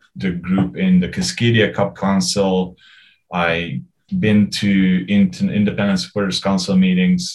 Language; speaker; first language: English; non-native, fluent; Hungarian